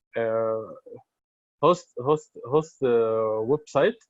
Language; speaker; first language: English; non-native, learner; Arabic